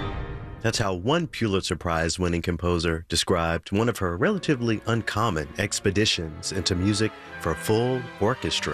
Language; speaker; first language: English; native; English